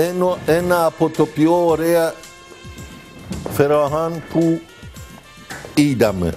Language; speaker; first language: Greek; non-native, learner; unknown